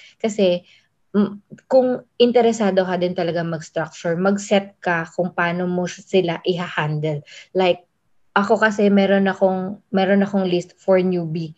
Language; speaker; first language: Filipino; native; Filipino